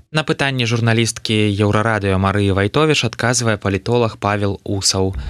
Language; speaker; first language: Belarusian; native; Belarusian